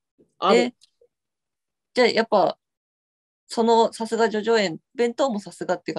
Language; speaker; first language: Japanese; native; Japanese